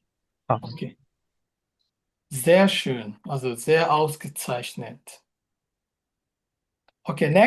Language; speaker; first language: German; non-native, learner; Bangla